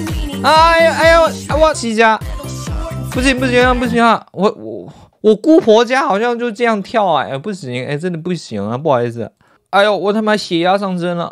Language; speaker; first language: Chinese; native; Chinese